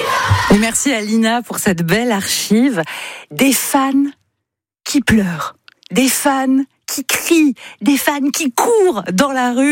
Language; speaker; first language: French; native; French